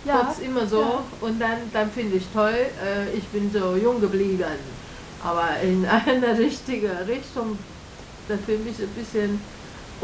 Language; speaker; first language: German; non-native, learner; Chinese